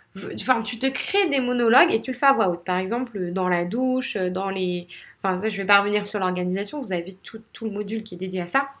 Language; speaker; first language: French; native; French